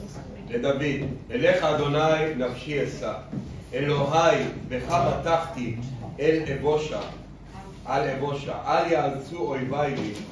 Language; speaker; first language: Hebrew; early bilingual, other home language; English